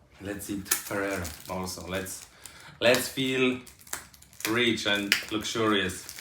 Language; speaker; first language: English; non-native, fluent; Polish